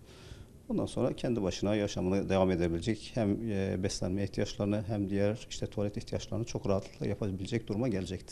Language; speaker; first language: Turkish; native; Turkish